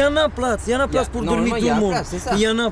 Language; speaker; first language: French; non-native, learner; Romanian